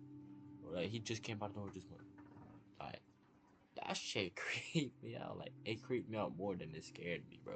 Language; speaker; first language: English; native; English